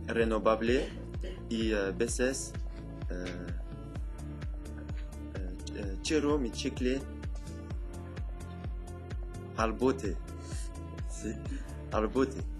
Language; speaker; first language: Spanish; non-native, learner; French